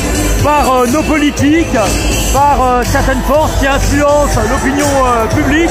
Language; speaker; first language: French; native; French